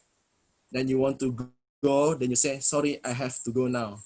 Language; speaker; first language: English; non-native, fluent; Indonesian